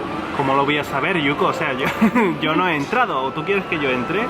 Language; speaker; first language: Spanish; native; Spanish